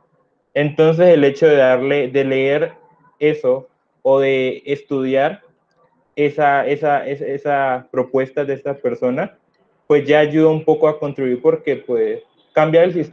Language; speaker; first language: Spanish; native; Spanish